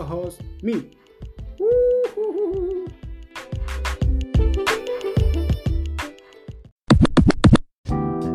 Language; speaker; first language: English; non-native, local second language; North Ndebele